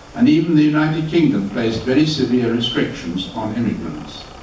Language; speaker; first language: English; early bilingual, other home language; German